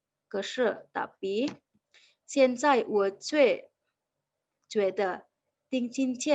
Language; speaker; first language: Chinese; non-native, fluent; Indonesian